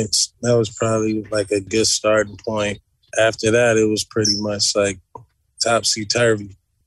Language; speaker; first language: English; native; English